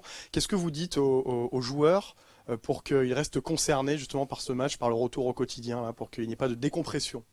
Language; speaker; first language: French; native; French